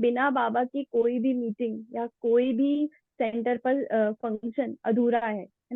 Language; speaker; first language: Hindi; native; Hindi